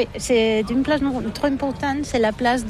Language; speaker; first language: French; non-native, learner; Catalan